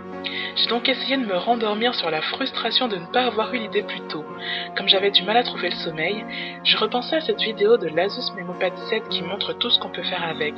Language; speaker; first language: French; native; French